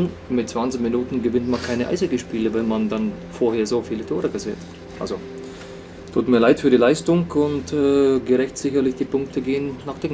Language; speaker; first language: German; non-native, fluent; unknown